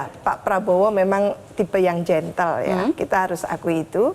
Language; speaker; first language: Indonesian; native; Indonesian